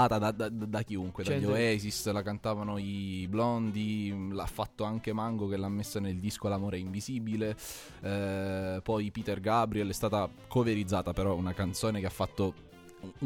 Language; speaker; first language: Italian; native; Italian